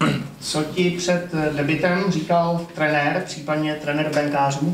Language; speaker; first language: Czech; native; Czech